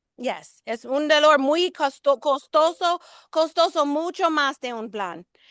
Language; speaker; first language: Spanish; early bilingual, heritage; English